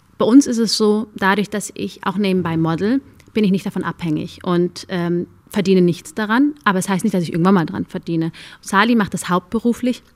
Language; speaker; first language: German; early bilingual, other home language; Amharic